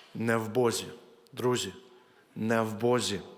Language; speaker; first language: Ukrainian; native; Ukrainian